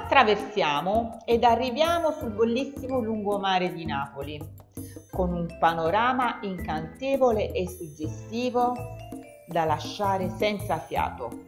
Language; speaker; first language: Italian; native; Italian